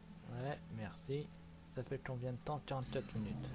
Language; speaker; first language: French; native; French